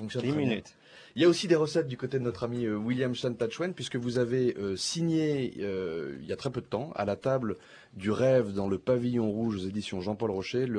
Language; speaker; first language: French; native; French